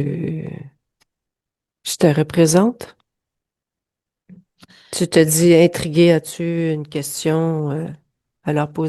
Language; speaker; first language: French; native; French